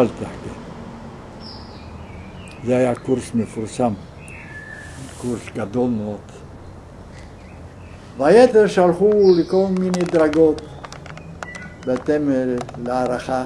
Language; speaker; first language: Hebrew; non-native, fluent; Yiddish